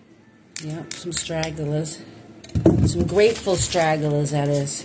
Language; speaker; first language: English; native; English